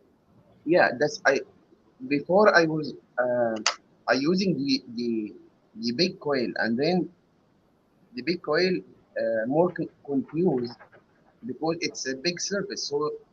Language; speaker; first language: English; non-native, learner; Arabic